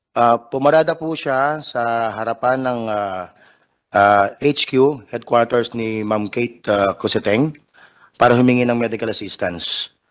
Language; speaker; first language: Filipino; native; Filipino